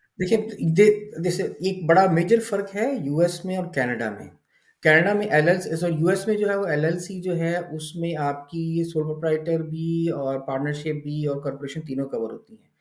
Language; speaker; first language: Urdu; native; Urdu